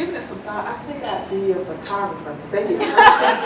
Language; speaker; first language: English; native; English